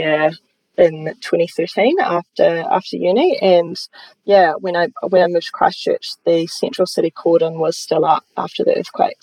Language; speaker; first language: English; native; English